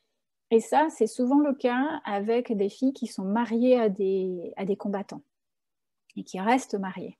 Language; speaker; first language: French; native; French